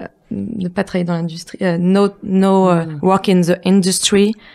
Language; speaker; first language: French; native; French